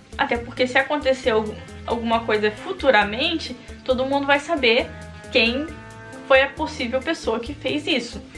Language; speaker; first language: Portuguese; native; Portuguese